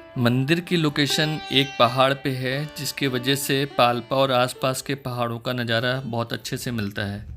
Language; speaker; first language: Hindi; native; Hindi